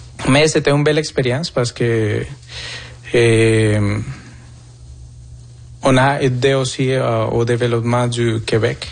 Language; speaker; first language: French; non-native, fluent; Spanish